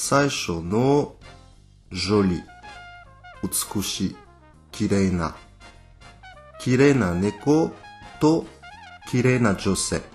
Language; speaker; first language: Japanese; non-native, fluent; French